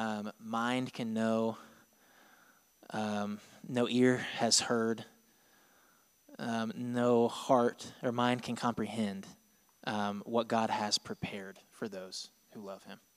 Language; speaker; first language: English; native; English